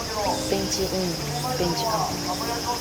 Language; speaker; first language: Japanese; non-native, fluent; Korean